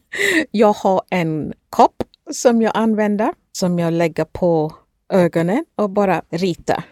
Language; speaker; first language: Swedish; non-native, fluent; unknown